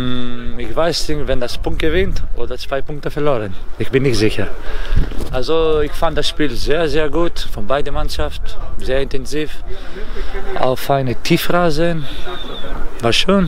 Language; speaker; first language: German; non-native, learner; Greek